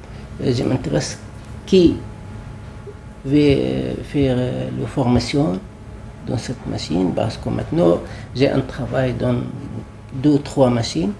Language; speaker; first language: French; non-native, learner; Arabic